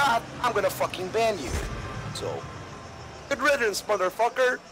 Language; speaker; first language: English; native; English